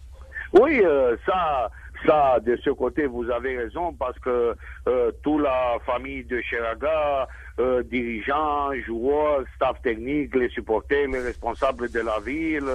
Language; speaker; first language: French; non-native, fluent; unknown